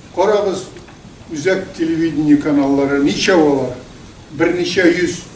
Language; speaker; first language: Tatar; native; Tatar